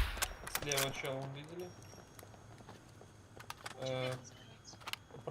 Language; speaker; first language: Russian; native; Russian